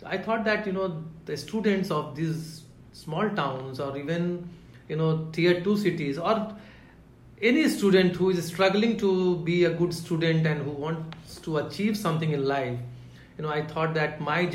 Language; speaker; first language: English; non-native, local second language; Hindi